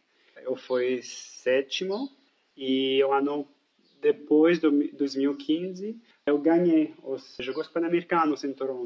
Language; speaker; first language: Portuguese; non-native, fluent; French